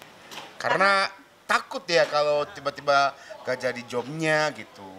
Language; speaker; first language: Indonesian; non-native, fluent; Japanese